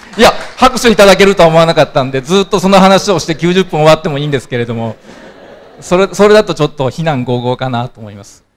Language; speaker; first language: Japanese; native; Japanese